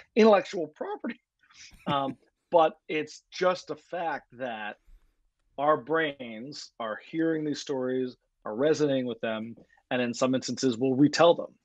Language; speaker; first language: English; native; English